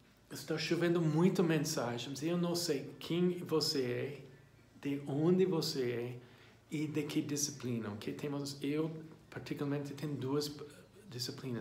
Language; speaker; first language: Portuguese; non-native, fluent; English